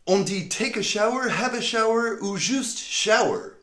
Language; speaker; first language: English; non-native, fluent; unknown